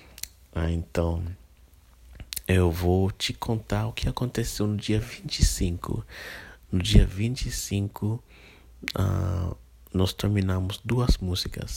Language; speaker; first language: Portuguese; non-native, fluent; English